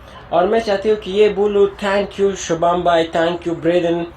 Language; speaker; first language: Hindi; non-native, learner; Persian